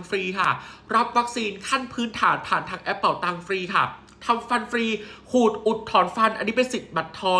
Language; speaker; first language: Thai; native; Thai